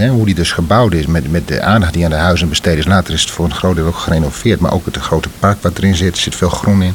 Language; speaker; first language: Dutch; native; Dutch